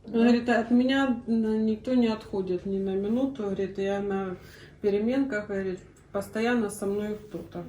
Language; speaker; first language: Russian; native; Russian